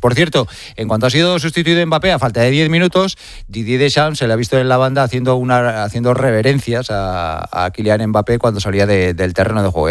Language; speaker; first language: Spanish; native; Spanish